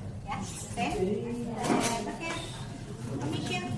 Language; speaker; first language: English; non-native, learner; Indonesian